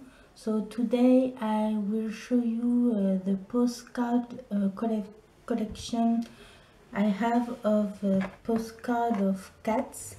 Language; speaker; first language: English; non-native, learner; French